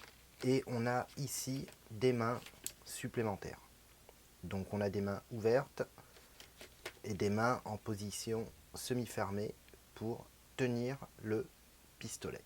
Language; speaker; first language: French; native; French